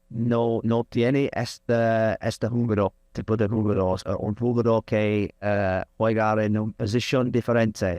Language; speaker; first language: Spanish; non-native, learner; English